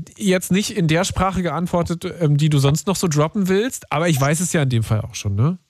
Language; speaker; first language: German; native; German